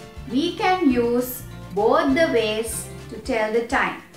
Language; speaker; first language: English; non-native, local second language; Sinhala